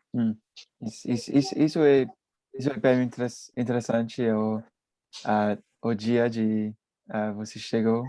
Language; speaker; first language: Portuguese; non-native, learner; English